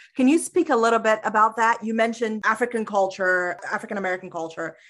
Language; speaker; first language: English; early bilingual, other home language; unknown